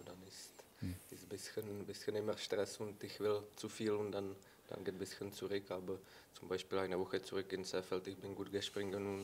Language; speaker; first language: German; non-native, learner; Czech